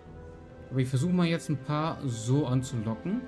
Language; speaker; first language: German; native; German